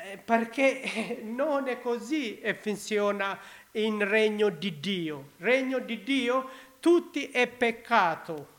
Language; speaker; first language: Italian; non-native, learner; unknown